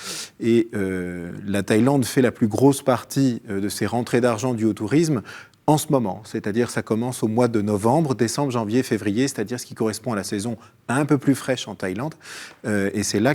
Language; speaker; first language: French; native; French